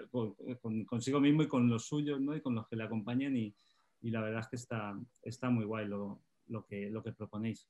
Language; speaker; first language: Spanish; native; Spanish